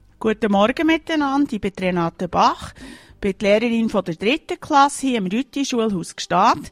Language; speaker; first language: German; native; German